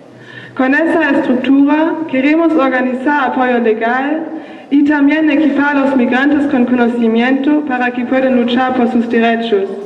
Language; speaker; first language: Spanish; non-native, learner; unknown